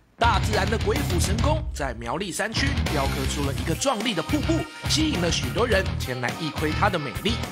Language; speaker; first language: Chinese; native; Chinese